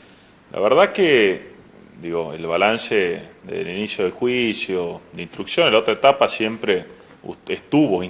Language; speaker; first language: Spanish; native; Spanish